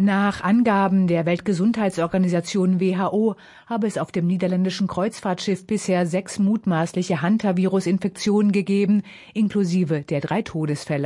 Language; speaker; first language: German; native; German